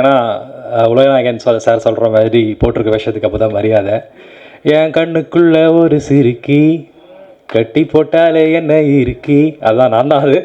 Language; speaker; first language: Tamil; native; Tamil